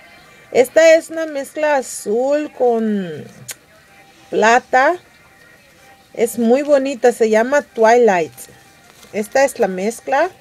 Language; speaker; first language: Spanish; early bilingual, heritage; Spanish